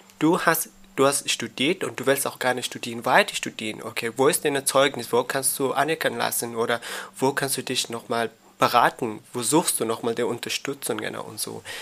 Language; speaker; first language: German; non-native, learner; Persian